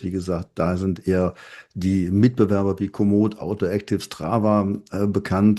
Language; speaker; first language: German; native; German